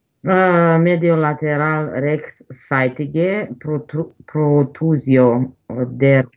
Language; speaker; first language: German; non-native, learner; Romanian